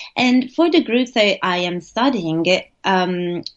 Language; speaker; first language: English; non-native, fluent; Italian